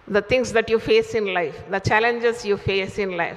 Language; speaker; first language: English; non-native, local second language; Telugu